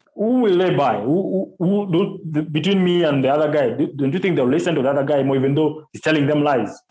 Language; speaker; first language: English; non-native, local second language; Luo (Kenya and Tanzania)